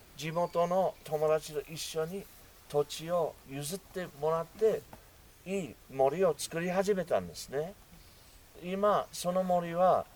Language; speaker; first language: Japanese; non-native, fluent; English